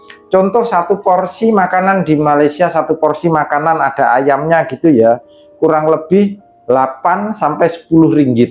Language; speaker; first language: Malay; non-native, local second language; Javanese